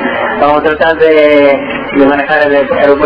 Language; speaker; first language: Spanish; early bilingual, heritage; Spanish